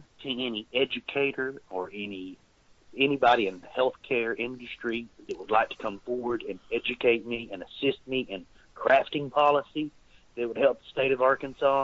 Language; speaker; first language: English; native; English